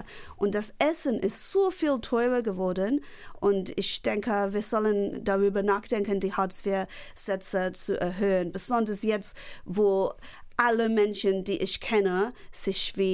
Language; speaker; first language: German; non-native, fluent; English